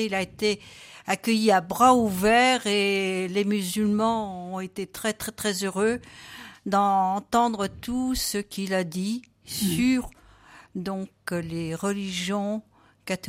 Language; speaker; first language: French; native; French